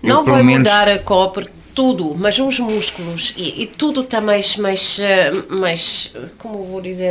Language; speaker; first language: Portuguese; non-native, learner; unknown